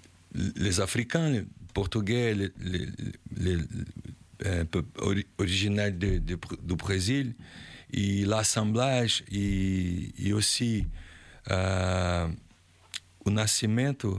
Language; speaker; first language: French; non-native, learner; Portuguese